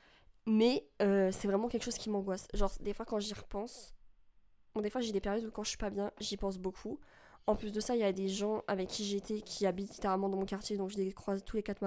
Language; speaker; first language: French; native; French